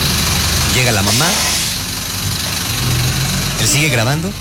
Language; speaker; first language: Spanish; native; Spanish